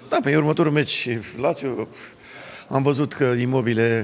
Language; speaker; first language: Romanian; native; Romanian